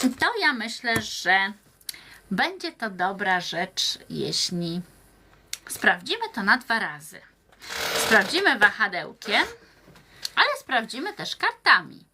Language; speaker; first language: Polish; native; Polish